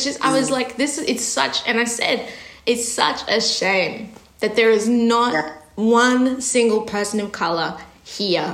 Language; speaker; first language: English; native; English